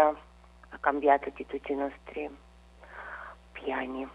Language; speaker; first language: Italian; non-native, fluent; Russian